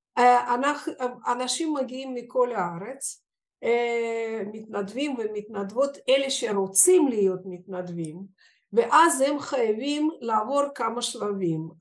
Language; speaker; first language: Hebrew; non-native, fluent; Russian